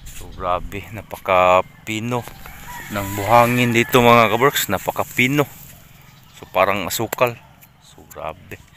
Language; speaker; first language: Filipino; non-native, local second language; Cebuano